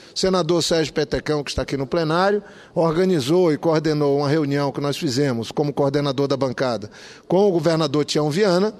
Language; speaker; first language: Portuguese; native; Portuguese